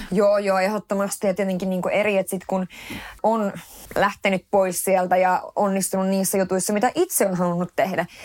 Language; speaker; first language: Finnish; early bilingual, heritage; Finnish